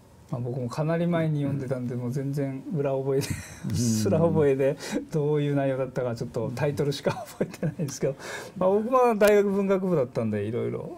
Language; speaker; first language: Japanese; native; Japanese